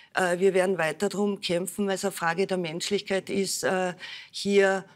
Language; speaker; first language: German; native; German